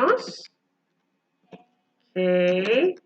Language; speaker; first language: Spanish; non-native, learner; English